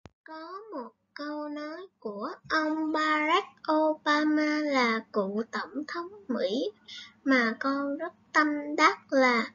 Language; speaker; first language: Vietnamese; native; Vietnamese